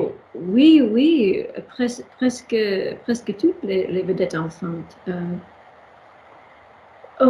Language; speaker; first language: French; non-native, learner; English